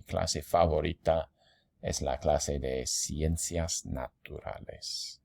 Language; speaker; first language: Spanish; non-native, fluent; English